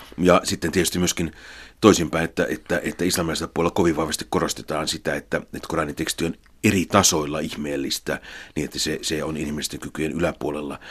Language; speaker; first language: Finnish; native; Finnish